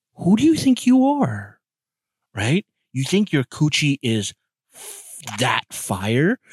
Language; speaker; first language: English; native; English